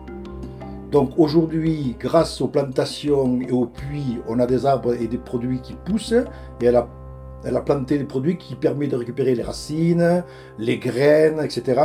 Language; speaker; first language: French; native; French